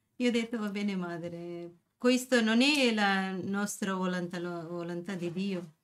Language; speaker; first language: Italian; non-native, learner; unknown